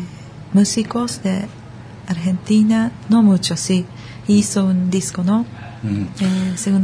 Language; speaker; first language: Spanish; non-native, learner; Japanese